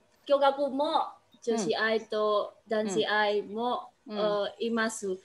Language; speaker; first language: Japanese; non-native, learner; Indonesian